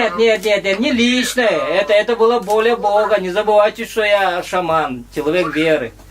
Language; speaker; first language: Russian; native; Russian